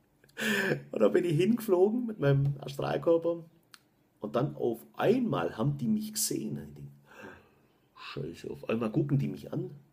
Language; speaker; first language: German; native; German